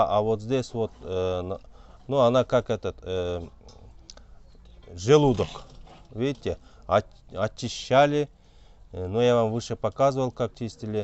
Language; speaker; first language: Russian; non-native, local second language; Kyrgyz